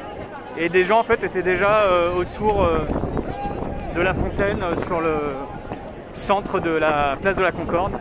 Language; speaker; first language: French; native; French